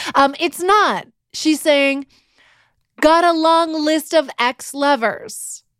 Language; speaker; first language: English; native; English